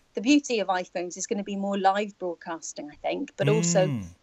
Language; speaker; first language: English; native; English